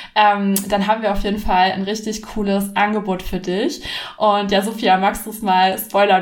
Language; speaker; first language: German; native; German